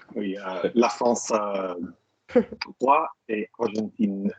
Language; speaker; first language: French; non-native, learner; English